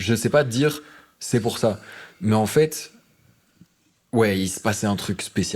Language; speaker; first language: French; native; French